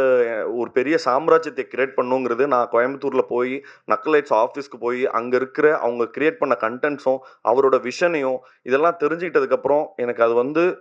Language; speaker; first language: Tamil; native; Tamil